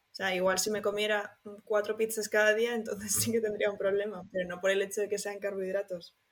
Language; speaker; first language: Spanish; native; Spanish